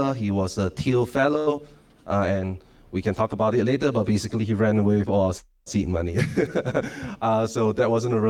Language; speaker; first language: English; non-native, local second language; Cantonese